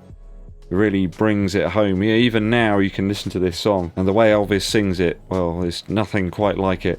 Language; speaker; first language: English; native; English